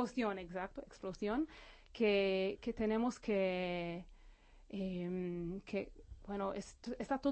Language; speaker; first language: Spanish; non-native, fluent; Hebrew